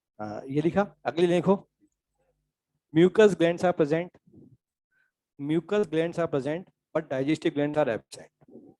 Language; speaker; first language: Hindi; native; Hindi